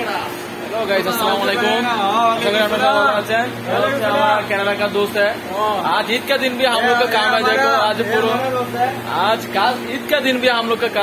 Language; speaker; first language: Hindi; non-native, learner; Bangla